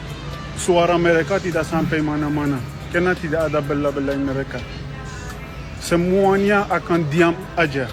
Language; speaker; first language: Indonesian; non-native, learner; Persian